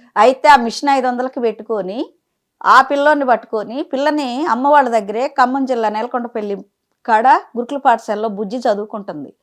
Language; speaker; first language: Telugu; native; Telugu